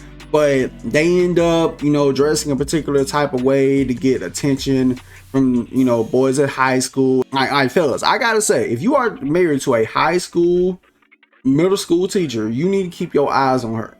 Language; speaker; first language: English; native; English